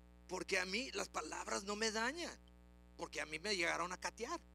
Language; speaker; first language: Spanish; early bilingual, heritage; Spanish